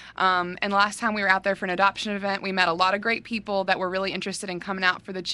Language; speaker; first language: English; native; English